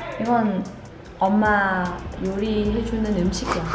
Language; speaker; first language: Korean; non-native, learner; Vietnamese